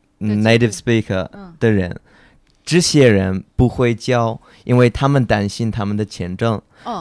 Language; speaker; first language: Chinese; non-native, fluent; English